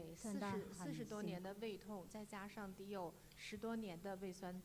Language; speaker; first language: Chinese; native; Chinese